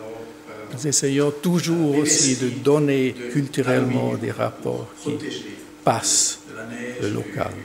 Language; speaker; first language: French; non-native, learner; German